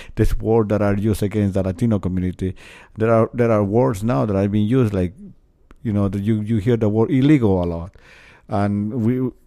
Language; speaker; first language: English; non-native, fluent; Spanish